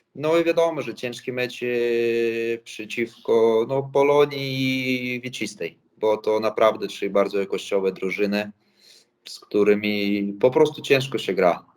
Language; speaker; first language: Polish; non-native, fluent; Latvian